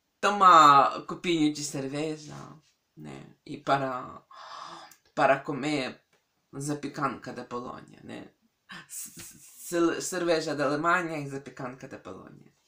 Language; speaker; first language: Portuguese; non-native, fluent; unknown